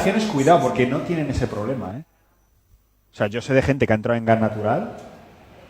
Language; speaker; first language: Spanish; native; Spanish